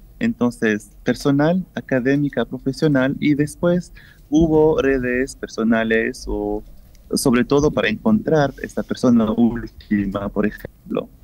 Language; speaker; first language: Spanish; non-native, fluent; French